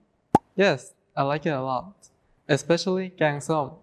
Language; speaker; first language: English; non-native, learner; Thai